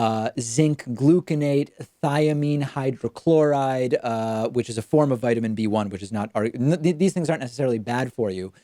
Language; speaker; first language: English; native; English